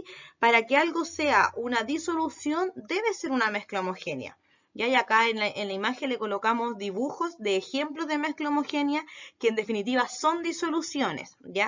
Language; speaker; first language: Spanish; native; Spanish